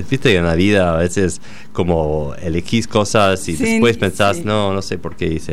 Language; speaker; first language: Spanish; non-native, fluent; English